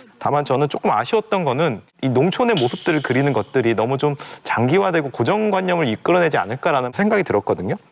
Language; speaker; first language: Korean; native; Korean